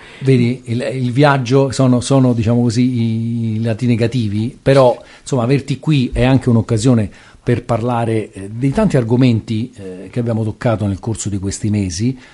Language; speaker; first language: Italian; native; Italian